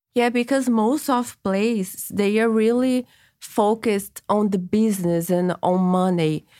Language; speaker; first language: English; non-native, fluent; Portuguese